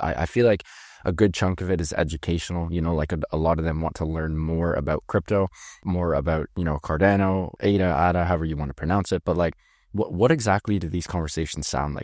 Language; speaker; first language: English; native; English